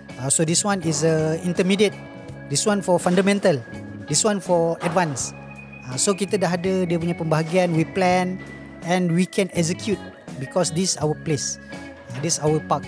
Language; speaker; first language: English; non-native, local second language; Malay